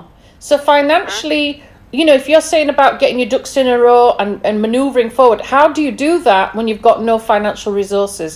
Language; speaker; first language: English; native; English